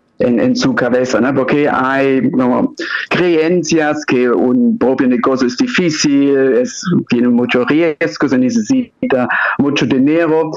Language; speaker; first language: Spanish; non-native, fluent; German